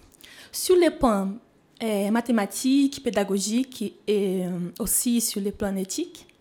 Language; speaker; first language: French; non-native, fluent; Portuguese